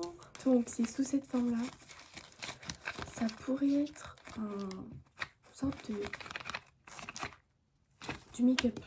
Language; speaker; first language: French; native; French